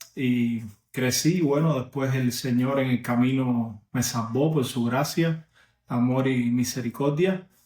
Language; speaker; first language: Spanish; native; Spanish